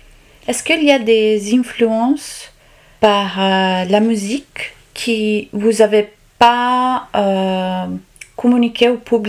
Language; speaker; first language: French; non-native, local second language; Italian